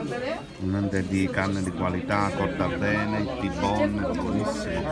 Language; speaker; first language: Italian; native; Italian